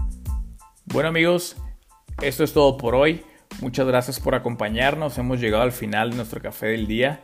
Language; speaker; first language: Spanish; native; Spanish